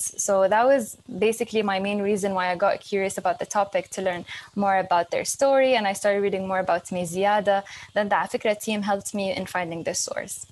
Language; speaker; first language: English; non-native, fluent; Arabic